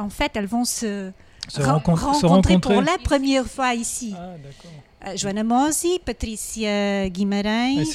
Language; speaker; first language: French; non-native, learner; Portuguese